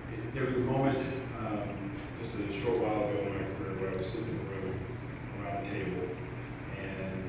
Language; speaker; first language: English; native; English